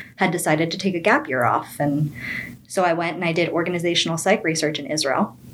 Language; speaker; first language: English; native; English